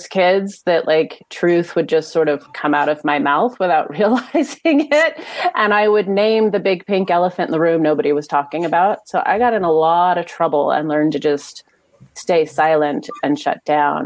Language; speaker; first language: English; native; English